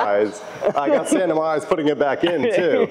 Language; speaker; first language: English; native; English